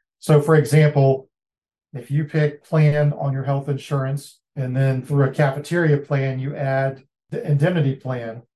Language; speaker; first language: English; native; English